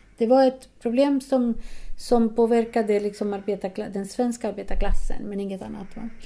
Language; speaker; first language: Swedish; non-native, fluent; Spanish